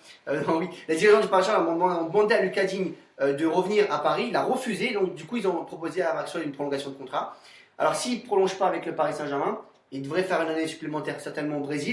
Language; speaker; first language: French; native; French